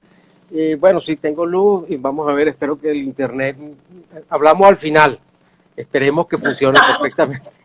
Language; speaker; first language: Spanish; native; Spanish